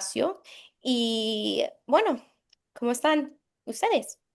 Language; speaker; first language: Spanish; non-native, fluent; English